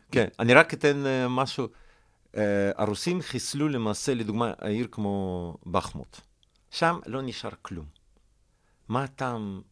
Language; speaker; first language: Hebrew; non-native, fluent; Russian